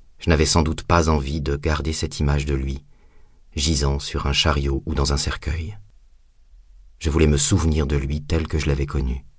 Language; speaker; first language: French; native; French